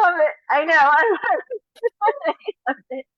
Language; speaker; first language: English; native; English